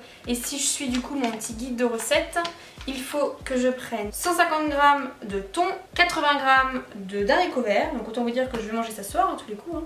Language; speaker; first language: French; native; French